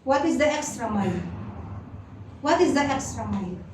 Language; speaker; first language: English; non-native, local second language; Filipino